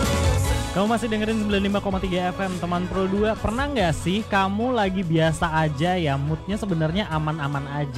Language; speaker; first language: Indonesian; native; Indonesian